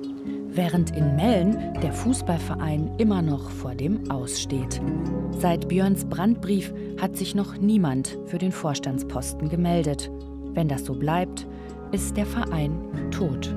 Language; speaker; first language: German; native; German